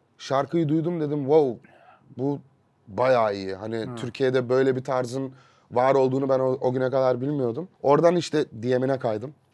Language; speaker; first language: Turkish; early bilingual, heritage; Turkish